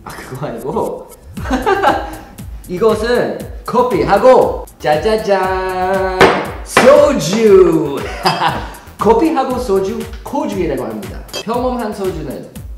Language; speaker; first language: Korean; non-native, fluent; English